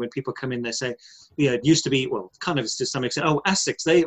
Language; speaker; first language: English; native; English